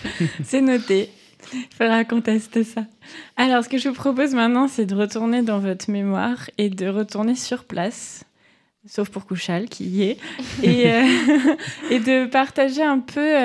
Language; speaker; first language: French; native; French